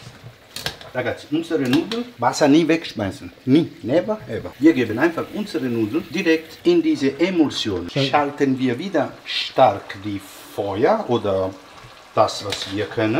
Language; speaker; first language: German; non-native, learner; Italian